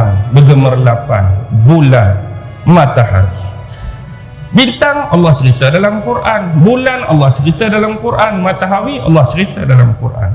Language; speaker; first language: Malay; native; Malay